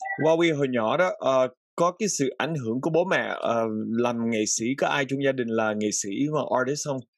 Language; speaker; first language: Vietnamese; early bilingual, heritage; Vietnamese